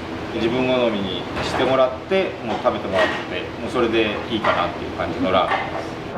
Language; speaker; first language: Japanese; native; Japanese